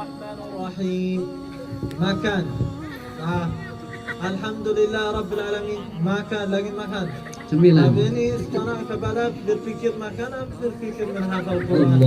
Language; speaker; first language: Indonesian; non-native, learner; Arabic